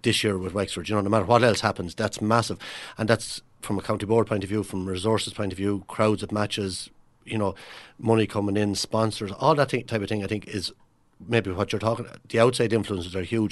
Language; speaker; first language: English; native; English